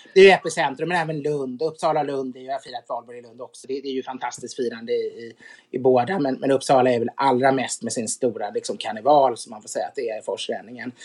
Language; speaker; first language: Swedish; native; Swedish